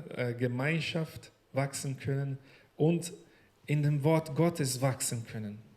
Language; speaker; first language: German; non-native, learner; Portuguese